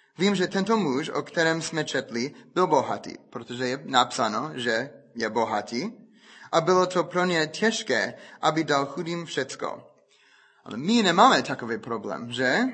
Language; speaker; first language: Czech; non-native, fluent; English